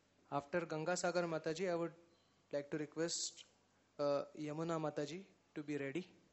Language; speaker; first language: English; non-native, local second language; Marathi